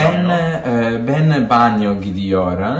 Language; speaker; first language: Turkish; non-native, learner; Italian